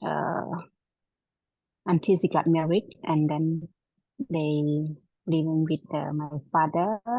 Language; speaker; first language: English; non-native, learner; Khmer